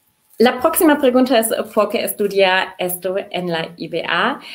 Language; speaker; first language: Spanish; non-native, fluent; German